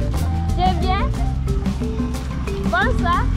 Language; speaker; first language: French; non-native, learner; English